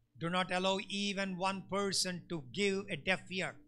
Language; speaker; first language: English; non-native, local second language; Telugu